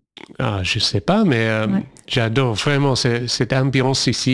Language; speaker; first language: French; non-native, fluent; English